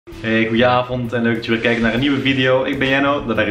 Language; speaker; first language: Dutch; native; Dutch